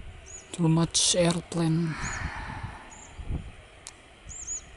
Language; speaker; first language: English; non-native, learner; Indonesian